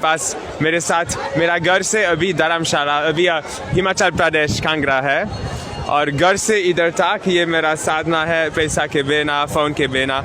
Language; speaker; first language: Hindi; non-native, learner; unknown